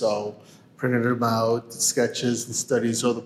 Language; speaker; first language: English; early bilingual, other home language; Spanish